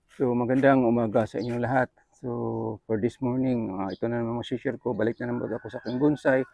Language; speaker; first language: Filipino; non-native, local second language; Cebuano